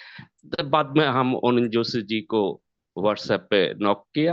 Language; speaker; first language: Hindi; non-native, learner; Bangla